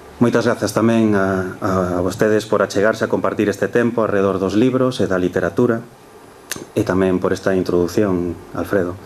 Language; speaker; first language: Galician; early bilingual, heritage; Galician